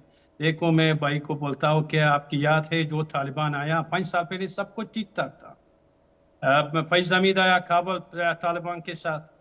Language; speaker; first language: Hindi; non-native, fluent; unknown